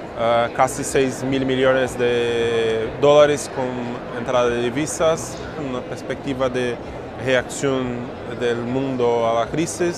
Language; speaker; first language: Spanish; non-native, fluent; Portuguese